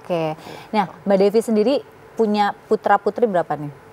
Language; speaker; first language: Indonesian; native; Indonesian